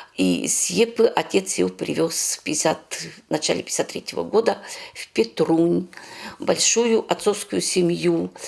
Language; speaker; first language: Russian; non-native, local second language; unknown